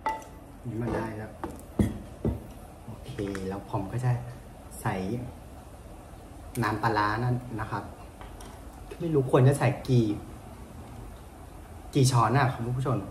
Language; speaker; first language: Thai; non-native, fluent; Vietnamese